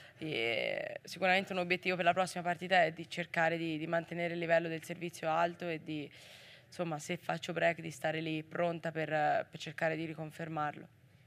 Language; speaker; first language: Italian; native; Italian